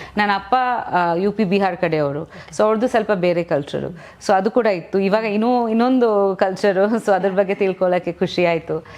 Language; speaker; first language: Kannada; non-native, fluent; Bangla